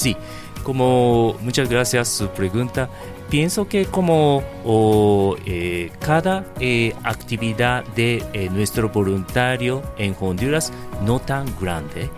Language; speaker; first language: Spanish; non-native, learner; Japanese